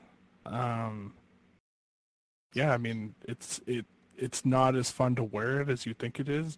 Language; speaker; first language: English; native; English